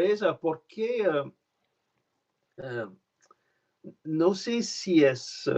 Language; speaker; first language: Spanish; non-native, learner; French